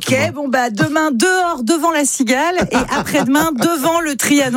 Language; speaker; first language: French; native; French